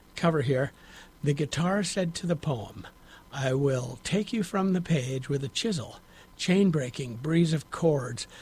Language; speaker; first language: English; native; English